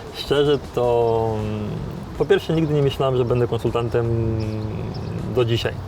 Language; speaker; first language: Polish; non-native, fluent; Romanian